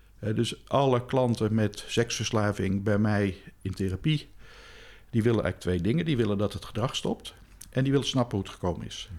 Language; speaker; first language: Dutch; native; Dutch